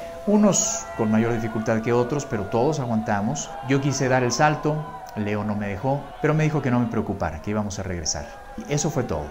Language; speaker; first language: Spanish; native; Spanish